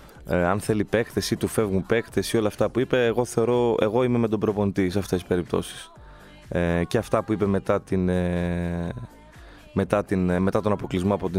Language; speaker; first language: Greek; native; Greek